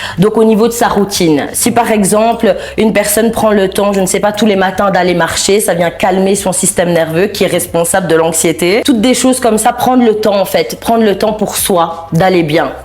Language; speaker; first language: French; native; French